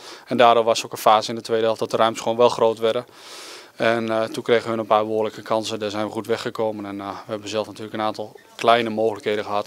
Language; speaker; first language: Dutch; native; Dutch